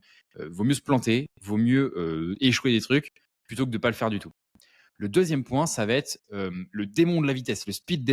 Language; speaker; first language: French; native; French